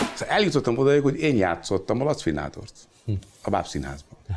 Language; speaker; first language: Hungarian; non-native, fluent; Hindi